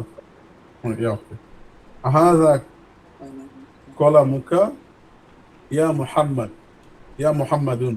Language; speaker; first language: Arabic; non-native, learner; Bangla